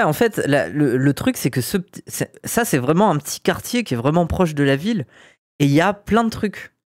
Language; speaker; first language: French; native; French